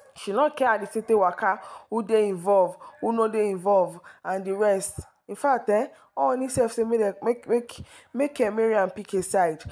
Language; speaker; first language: Nigerian Pidgin; non-native, local second language; Yoruba